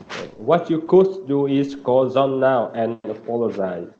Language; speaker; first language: English; non-native, learner; Vietnamese